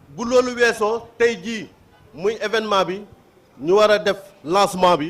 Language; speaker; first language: Wolof; native; Wolof